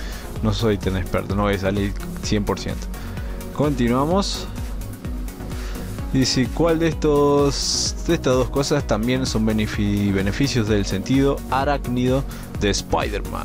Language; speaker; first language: Spanish; native; Spanish